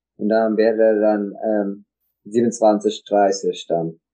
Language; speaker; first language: German; non-native, learner; Tigrinya